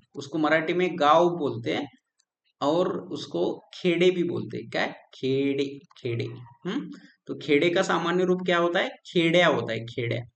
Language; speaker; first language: Hindi; non-native, local second language; Marathi